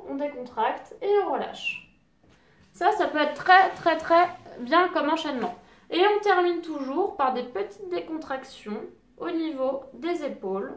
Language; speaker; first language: French; native; French